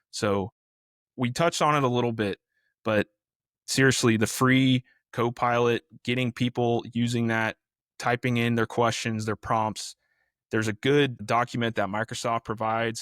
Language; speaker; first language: English; native; English